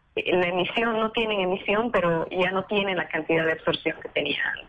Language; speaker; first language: Spanish; native; Spanish